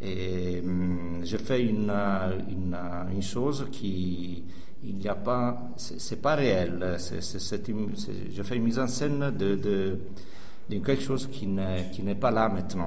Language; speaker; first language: French; non-native, local second language; Italian